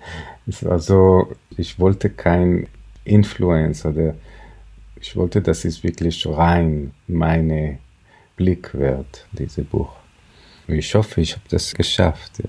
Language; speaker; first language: German; non-native, fluent; Hebrew